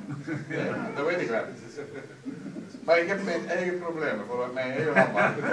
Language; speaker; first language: Dutch; non-native, local second language; French